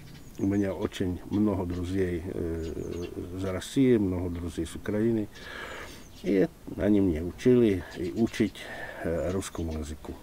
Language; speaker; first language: Russian; non-native, fluent; Czech